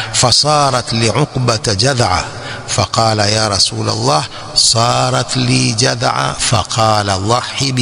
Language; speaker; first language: Arabic; non-native, fluent; Swahili